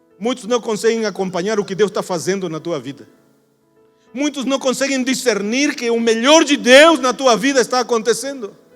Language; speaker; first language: Portuguese; non-native, fluent; Spanish